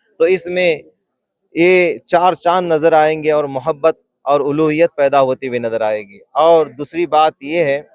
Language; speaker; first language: Urdu; native; Urdu